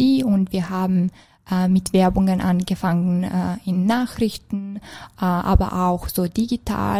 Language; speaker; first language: German; non-native, fluent; Serbian